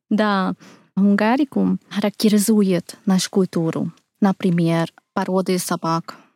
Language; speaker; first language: Russian; non-native, fluent; Hungarian